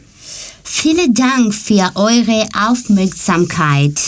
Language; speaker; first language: German; non-native, learner; Japanese